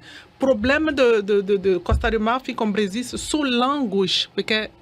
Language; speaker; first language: Portuguese; non-native, learner; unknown